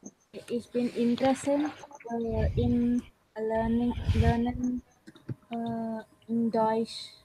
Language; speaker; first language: German; non-native, learner; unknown